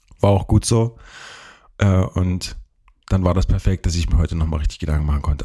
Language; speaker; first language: German; native; German